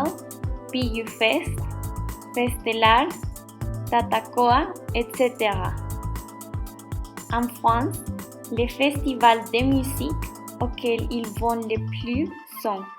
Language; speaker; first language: French; non-native, learner; Spanish